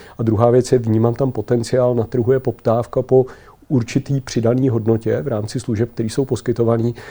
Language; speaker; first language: Czech; native; Czech